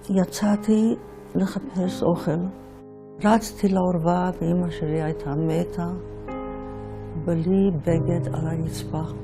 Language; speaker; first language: Hebrew; non-native, fluent; Yiddish